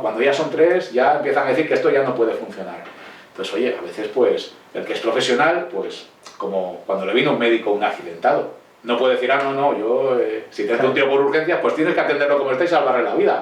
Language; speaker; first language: Spanish; native; Spanish